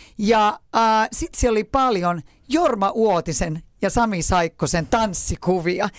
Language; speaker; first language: Finnish; native; Finnish